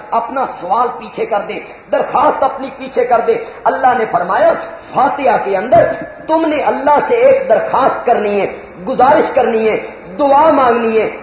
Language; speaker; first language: Urdu; non-native, local second language; Punjabi